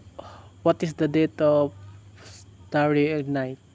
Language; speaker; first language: English; non-native, learner; Filipino